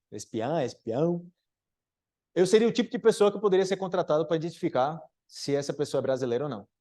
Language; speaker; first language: Portuguese; native; Portuguese